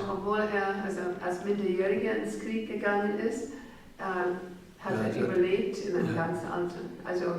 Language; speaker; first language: German; non-native, fluent; English